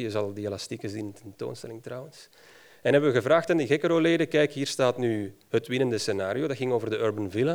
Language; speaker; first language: Dutch; native; Dutch